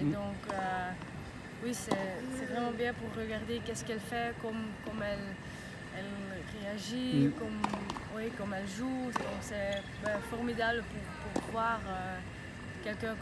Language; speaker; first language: French; non-native, local second language; Dutch